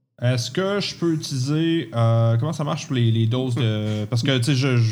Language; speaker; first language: French; native; French